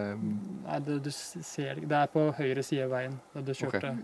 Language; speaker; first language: Norwegian; native; Norwegian